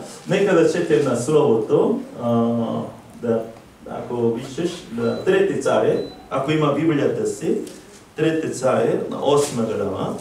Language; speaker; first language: Bulgarian; non-native, learner; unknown